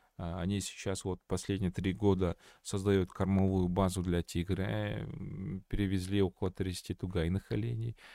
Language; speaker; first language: Russian; non-native, local second language; Kazakh